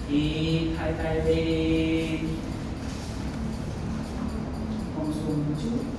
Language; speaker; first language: Vietnamese; non-native, learner; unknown